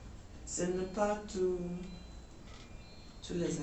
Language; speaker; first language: French; non-native, learner; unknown